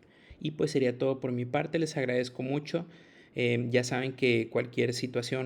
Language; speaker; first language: Spanish; native; Spanish